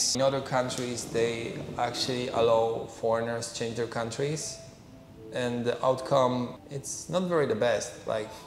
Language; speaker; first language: English; non-native, fluent; Polish